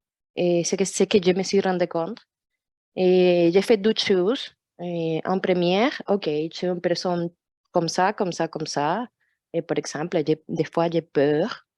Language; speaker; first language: French; non-native, fluent; Portuguese